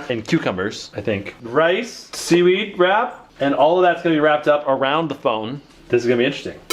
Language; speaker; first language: English; native; English